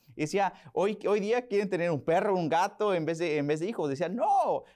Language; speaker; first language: Spanish; early bilingual, heritage; Spanish